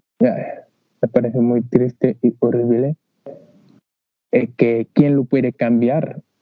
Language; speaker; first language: Spanish; non-native, learner; Wolof